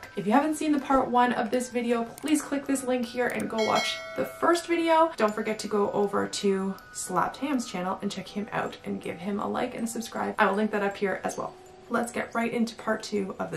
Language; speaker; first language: English; native; English